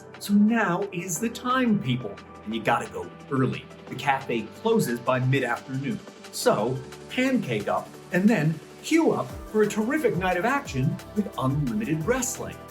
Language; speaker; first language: English; native; English